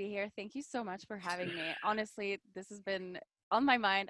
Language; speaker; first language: English; non-native, fluent; French